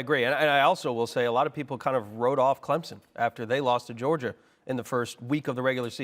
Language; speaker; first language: English; native; English